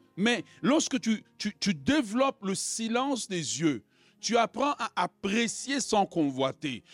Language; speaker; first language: French; non-native, local second language; Lingala